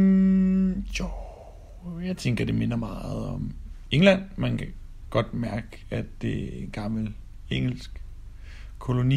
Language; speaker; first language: Danish; native; Danish